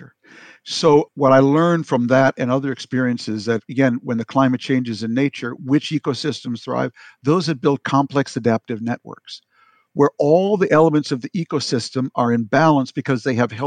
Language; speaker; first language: English; native; English